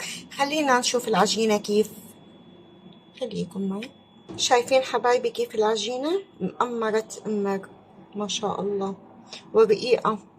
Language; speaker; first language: Arabic; native; Arabic